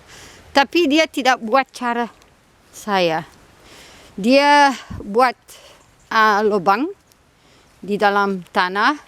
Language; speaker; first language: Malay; non-native, fluent; Dutch